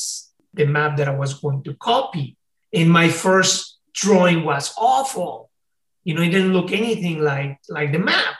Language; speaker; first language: English; non-native, fluent; Spanish